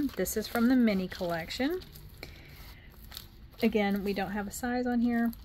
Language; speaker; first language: English; native; English